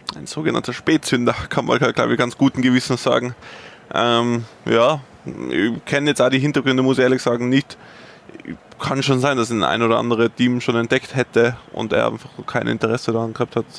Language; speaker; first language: German; native; German